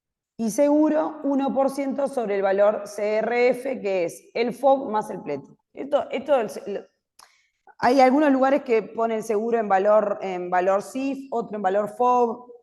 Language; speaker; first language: Spanish; native; Spanish